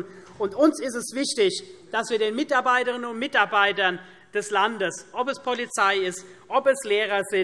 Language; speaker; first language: German; native; German